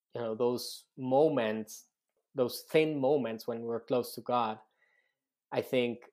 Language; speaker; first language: English; non-native, fluent; Spanish